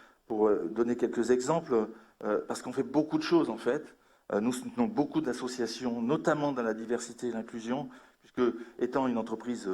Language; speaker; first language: French; native; French